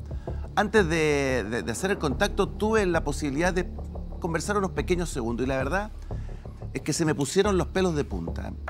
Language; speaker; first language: Spanish; native; Spanish